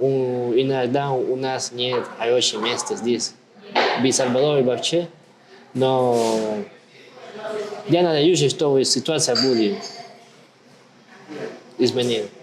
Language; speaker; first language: Russian; non-native, learner; Spanish